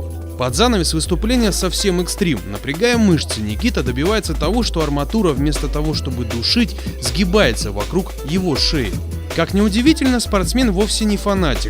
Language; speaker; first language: Russian; native; Russian